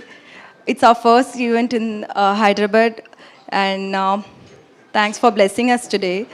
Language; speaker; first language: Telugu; non-native, learner; Tamil